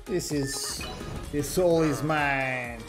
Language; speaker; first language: English; non-native, learner; Portuguese